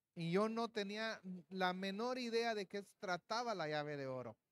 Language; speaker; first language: Spanish; native; Spanish